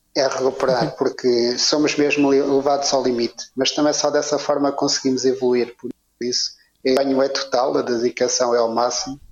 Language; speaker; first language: Portuguese; native; Portuguese